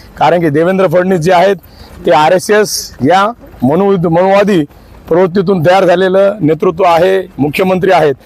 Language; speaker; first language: Marathi; native; Marathi